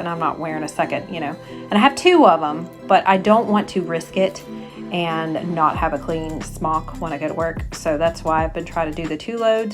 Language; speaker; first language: English; native; English